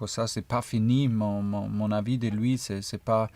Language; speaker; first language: French; non-native, fluent; German